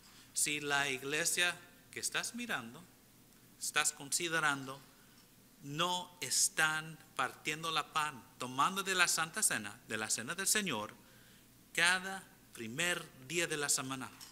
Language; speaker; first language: Spanish; early bilingual, heritage; English